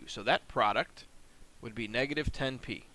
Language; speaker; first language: English; native; English